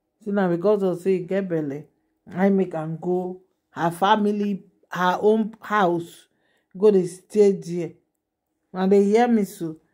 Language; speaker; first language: Nigerian Pidgin; non-native, local second language; Yoruba